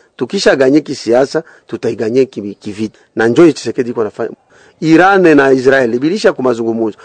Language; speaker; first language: Swahili; native; Swahili